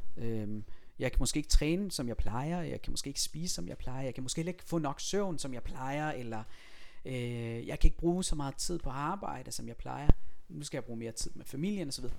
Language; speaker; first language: Danish; early bilingual, other home language; Persian